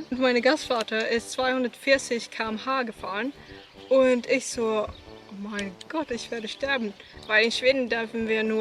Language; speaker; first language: German; non-native, fluent; Swedish